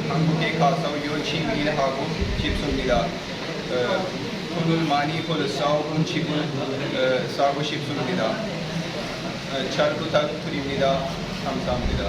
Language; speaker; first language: Korean; non-native, learner; Urdu